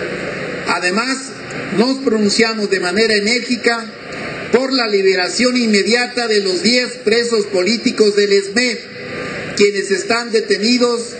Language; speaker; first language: Spanish; native; Spanish